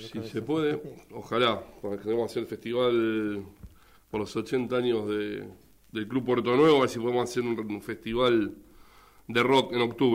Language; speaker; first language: Spanish; native; Spanish